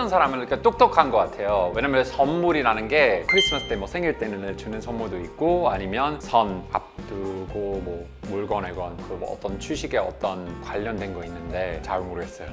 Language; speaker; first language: Korean; non-native, fluent; English